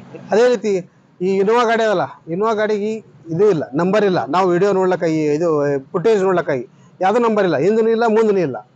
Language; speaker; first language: Kannada; native; Kannada